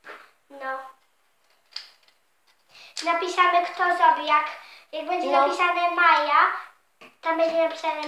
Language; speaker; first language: Polish; early bilingual, heritage; Polish